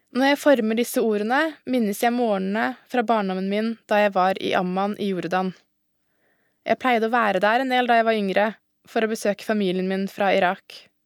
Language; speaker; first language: Norwegian; early bilingual, other home language; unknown